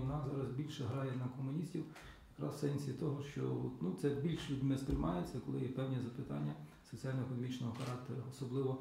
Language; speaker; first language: Ukrainian; native; Ukrainian